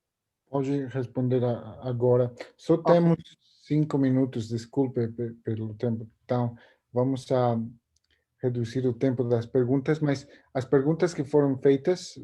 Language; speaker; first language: Portuguese; non-native, learner; Spanish